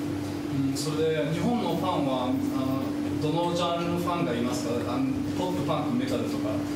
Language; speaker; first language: Japanese; non-native, fluent; German